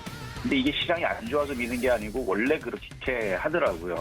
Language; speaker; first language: Korean; native; Korean